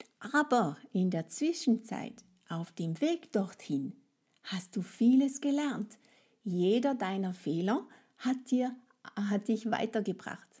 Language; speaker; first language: German; non-native, fluent; French